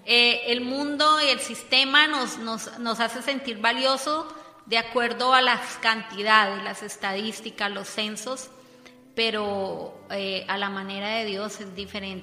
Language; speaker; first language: Spanish; native; Spanish